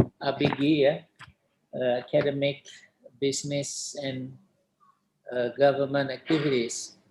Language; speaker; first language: English; non-native, fluent; Indonesian